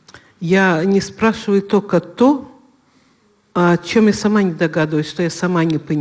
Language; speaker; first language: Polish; non-native, learner; Russian